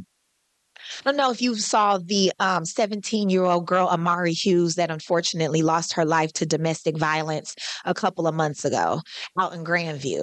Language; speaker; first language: English; native; English